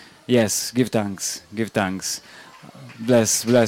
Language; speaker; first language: English; non-native, fluent; Italian